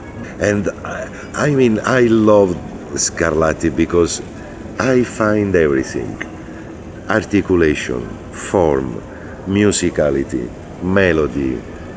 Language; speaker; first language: English; non-native, fluent; Italian